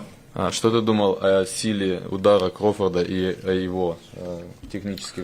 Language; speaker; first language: Russian; native; Russian